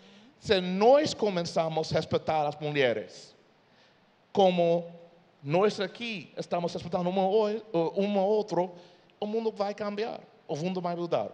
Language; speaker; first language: Portuguese; non-native, fluent; English